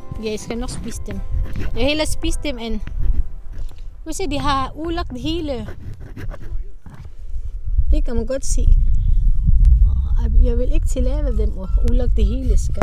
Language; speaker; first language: Danish; non-native, learner; Filipino